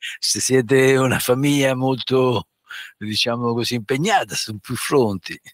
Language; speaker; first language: Italian; native; Italian